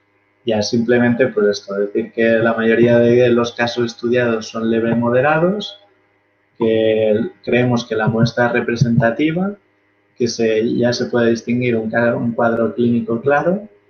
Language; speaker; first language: Spanish; native; Spanish